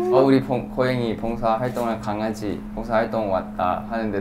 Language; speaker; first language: Korean; non-native, fluent; Thai